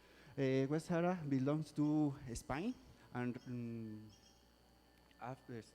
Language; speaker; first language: English; non-native, learner; Spanish